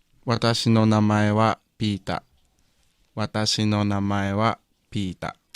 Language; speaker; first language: Japanese; non-native, learner; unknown